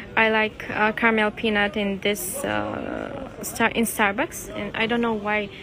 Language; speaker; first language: English; non-native, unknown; Russian